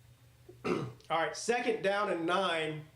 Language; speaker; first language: English; native; English